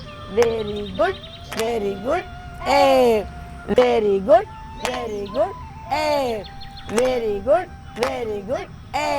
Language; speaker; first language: English; non-native, fluent; Kannada